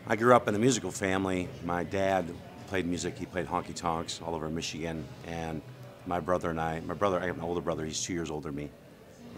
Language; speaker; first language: English; native; English